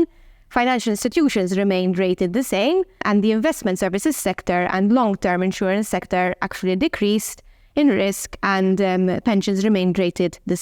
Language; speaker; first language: English; non-native, local second language; Maltese